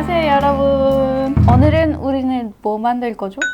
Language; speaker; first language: Korean; non-native, fluent; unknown